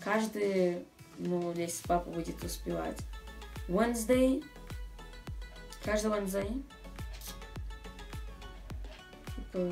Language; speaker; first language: Russian; early bilingual, other home language; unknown